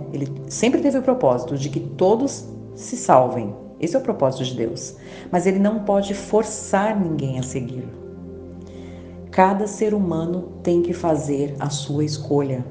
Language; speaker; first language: Portuguese; native; Portuguese